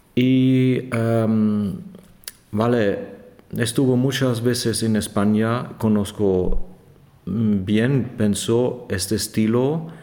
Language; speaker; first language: Spanish; non-native, learner; German